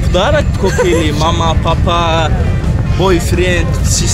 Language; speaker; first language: Russian; non-native, learner; Turkish